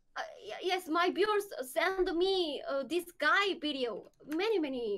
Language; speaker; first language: English; non-native, learner; Korean